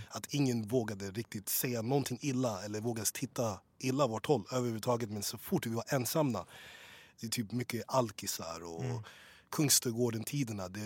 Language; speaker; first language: Swedish; early bilingual, other home language; English